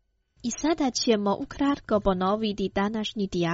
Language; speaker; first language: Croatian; non-native, fluent; Chinese